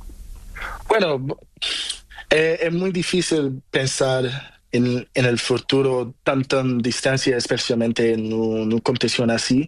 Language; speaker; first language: Spanish; non-native, learner; Portuguese